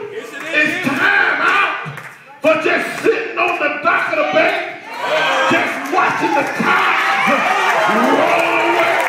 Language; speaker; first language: English; native; English